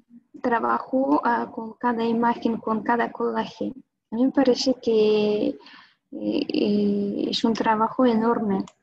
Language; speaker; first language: Spanish; non-native, fluent; Russian